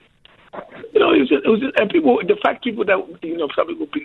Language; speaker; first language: English; early bilingual, other home language; Lingala